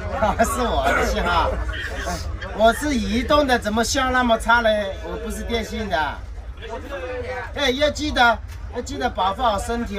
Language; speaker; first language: Chinese; native; Chinese